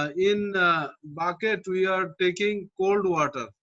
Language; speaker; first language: English; non-native, local second language; Bangla